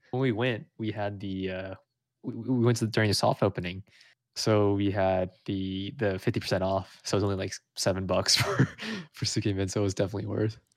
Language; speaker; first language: English; early bilingual, other home language; Vietnamese